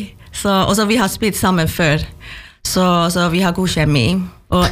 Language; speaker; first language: Norwegian; non-native, learner; Chinese